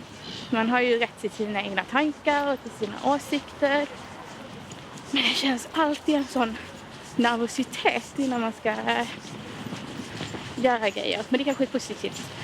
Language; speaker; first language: Swedish; native; Swedish